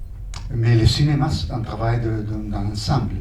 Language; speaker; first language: French; non-native, fluent; Spanish